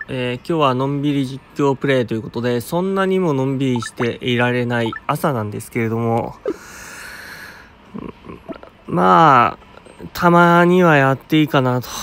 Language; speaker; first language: Japanese; native; Japanese